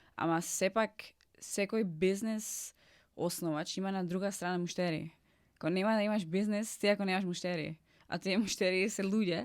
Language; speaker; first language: Macedonian; non-native, fluent; Czech